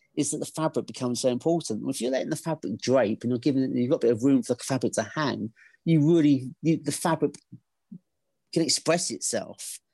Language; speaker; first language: English; native; English